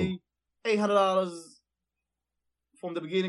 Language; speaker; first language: English; non-native, local second language; Kinyarwanda